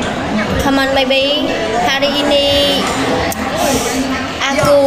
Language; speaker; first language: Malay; non-native, learner; Vietnamese